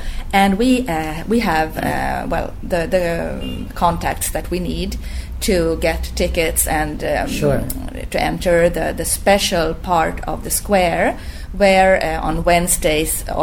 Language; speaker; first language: English; non-native, fluent; Swedish